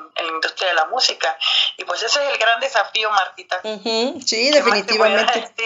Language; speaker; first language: Spanish; native; Spanish